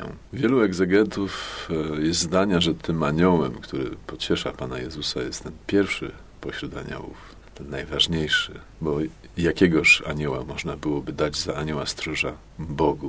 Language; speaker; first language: Polish; native; Polish